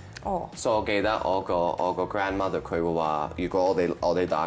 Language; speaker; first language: Cantonese; non-native, local second language; French